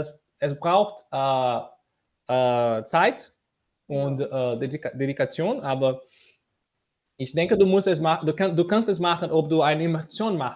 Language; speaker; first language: German; non-native, learner; Portuguese